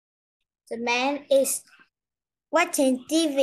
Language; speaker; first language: English; non-native, learner; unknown